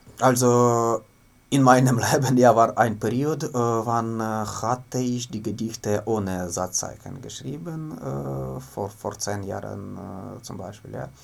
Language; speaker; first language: German; non-native, learner; Ukrainian